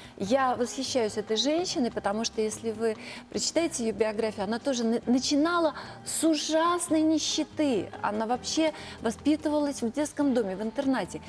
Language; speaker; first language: Russian; native; Russian